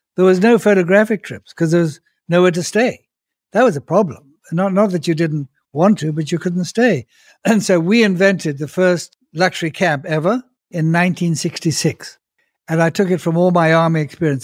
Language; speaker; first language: English; native; English